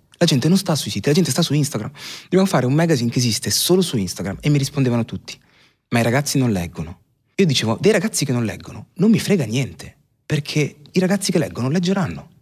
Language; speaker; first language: Italian; early bilingual, other home language; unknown